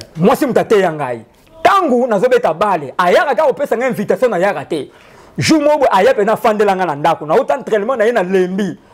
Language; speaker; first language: Lingala; native; Lingala